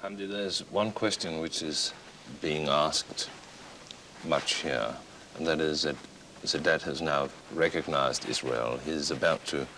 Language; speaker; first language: English; non-native, fluent; Danish